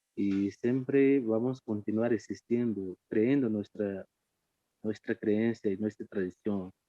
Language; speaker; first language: Spanish; non-native, fluent; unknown